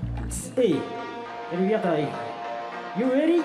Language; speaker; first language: Russian; non-native, learner; Mongolian